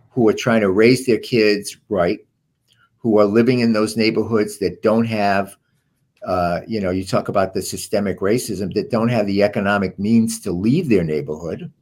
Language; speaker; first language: English; native; English